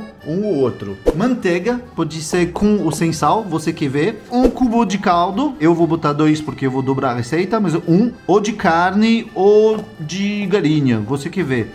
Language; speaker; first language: Portuguese; non-native, fluent; French